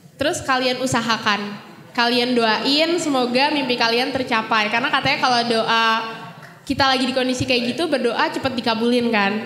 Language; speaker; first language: Indonesian; native; Indonesian